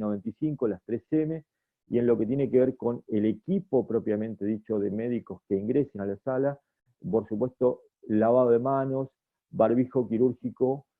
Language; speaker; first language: Spanish; native; Spanish